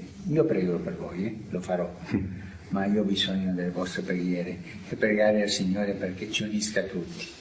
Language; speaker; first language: Italian; early bilingual, heritage; Italian